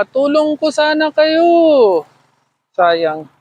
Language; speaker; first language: Filipino; non-native, learner; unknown